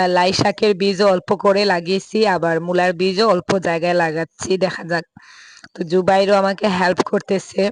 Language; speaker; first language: Bangla; native; Bangla